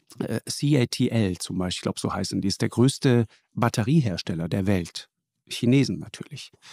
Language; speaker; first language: German; native; German